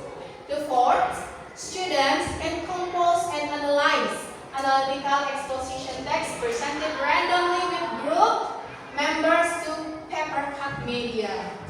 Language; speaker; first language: English; non-native, learner; Indonesian